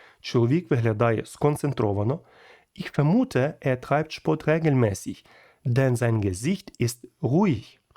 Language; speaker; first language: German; non-native, fluent; Ukrainian